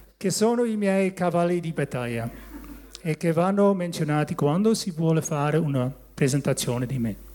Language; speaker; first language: Italian; non-native, learner; Dutch